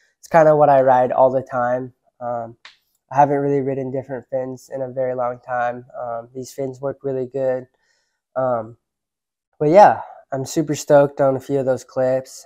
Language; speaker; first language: English; early bilingual, other home language; Japanese